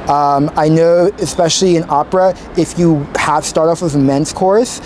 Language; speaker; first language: English; native; English